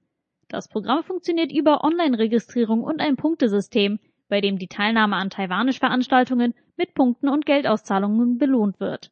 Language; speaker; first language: German; native; German